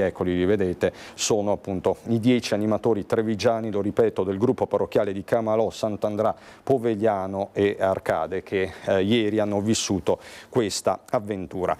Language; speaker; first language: Italian; native; Italian